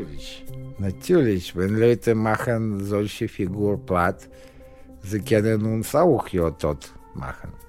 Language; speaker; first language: German; non-native, learner; Russian